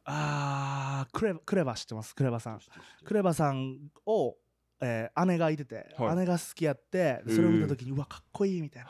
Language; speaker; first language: Japanese; native; Japanese